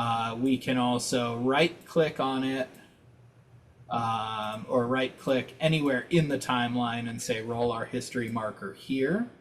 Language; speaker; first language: English; native; English